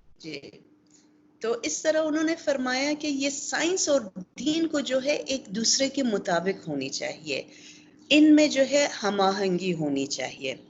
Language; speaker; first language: Urdu; non-native, local second language; Pashto